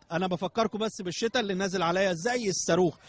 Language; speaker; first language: Arabic; native; Arabic